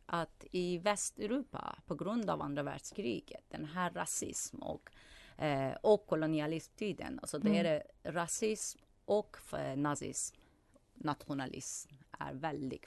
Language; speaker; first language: Swedish; non-native, fluent; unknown